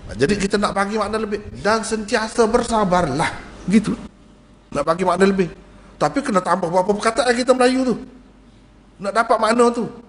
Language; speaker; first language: Malay; native; Malay